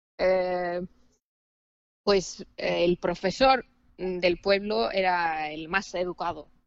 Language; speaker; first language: Spanish; non-native, fluent; Finnish